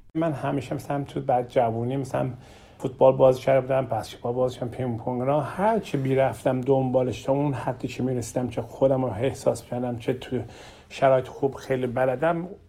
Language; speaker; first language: Persian; non-native, learner; Turkish